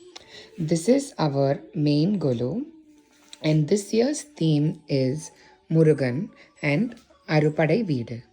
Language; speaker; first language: English; non-native, local second language; Tamil